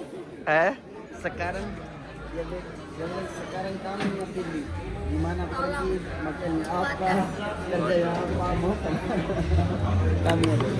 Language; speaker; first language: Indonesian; non-native, learner; Urdu